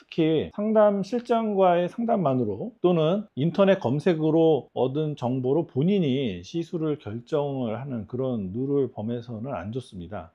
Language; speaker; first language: Korean; native; Korean